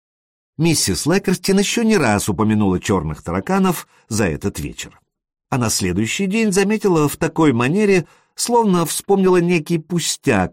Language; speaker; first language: Russian; native; Russian